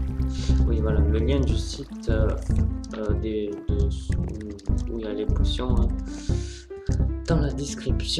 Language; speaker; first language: French; native; French